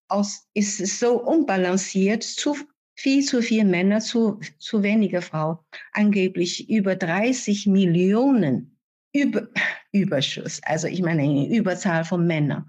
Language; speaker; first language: German; non-native, fluent; Chinese